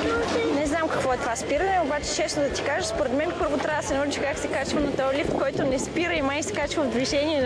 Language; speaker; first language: Bulgarian; native; Bulgarian